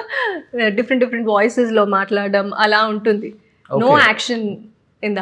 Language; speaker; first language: Telugu; non-native, local second language; Tamil